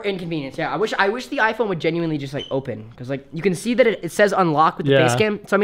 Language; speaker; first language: English; native; English